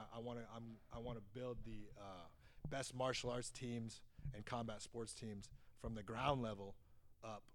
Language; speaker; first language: English; native; English